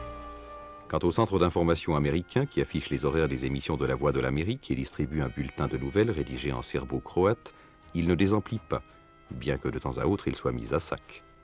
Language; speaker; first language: French; native; French